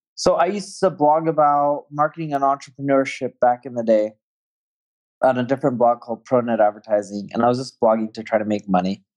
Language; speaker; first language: English; native; English